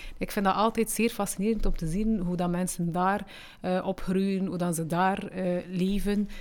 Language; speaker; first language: Dutch; early bilingual, other home language; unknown